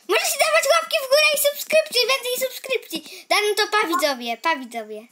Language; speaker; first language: Polish; native; Polish